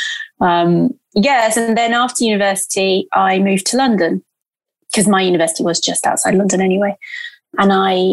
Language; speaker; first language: English; early bilingual, other home language; Portuguese